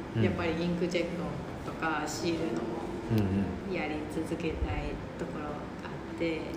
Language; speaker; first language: Japanese; non-native, fluent; Chinese